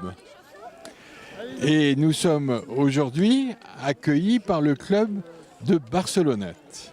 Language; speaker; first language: French; native; French